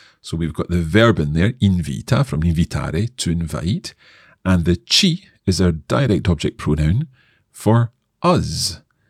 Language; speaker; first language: English; native; English